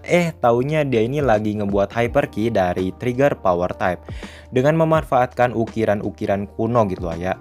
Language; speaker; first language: Indonesian; native; Indonesian